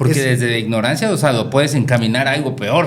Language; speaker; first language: Spanish; native; Spanish